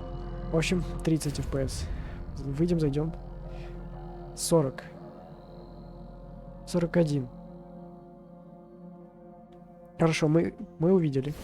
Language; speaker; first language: Russian; native; Russian